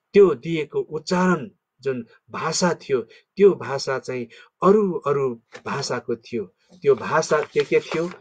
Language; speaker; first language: Nepali; non-native, local second language; Limbu